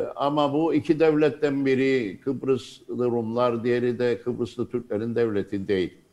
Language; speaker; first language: Turkish; native; Turkish